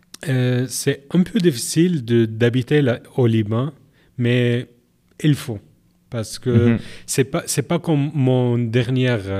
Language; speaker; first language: French; non-native, learner; Arabic